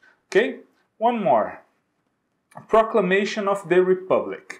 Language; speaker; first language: English; non-native, fluent; Portuguese